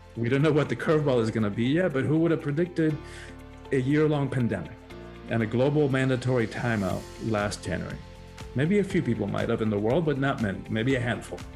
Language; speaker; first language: English; early bilingual, other home language; Spanish